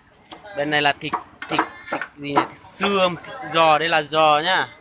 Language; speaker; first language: Vietnamese; non-native, local second language; Hmong